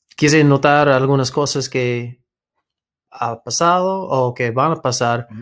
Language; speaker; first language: Spanish; non-native, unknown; English